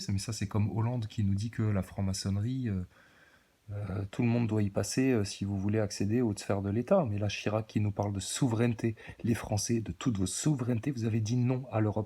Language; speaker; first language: French; native; French